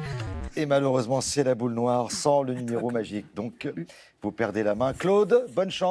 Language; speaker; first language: French; native; French